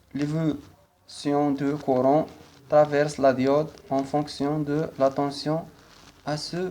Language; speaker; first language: French; non-native, local second language; Arabic